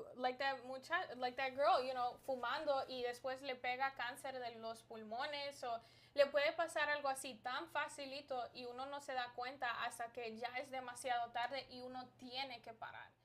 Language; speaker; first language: Spanish; early bilingual, other home language; English